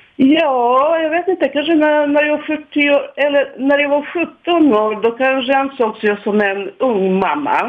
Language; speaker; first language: Swedish; non-native, fluent; Serbian